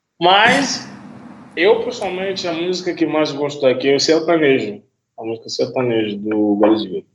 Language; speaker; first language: Portuguese; non-native, fluent; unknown